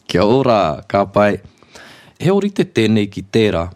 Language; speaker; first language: Māori; non-native, local second language; English